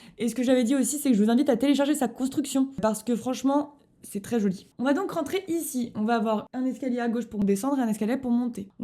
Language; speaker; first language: French; native; French